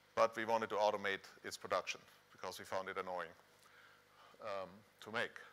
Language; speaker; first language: English; non-native, fluent; Swiss German